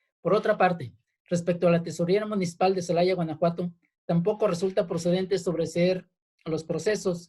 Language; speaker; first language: Spanish; native; Spanish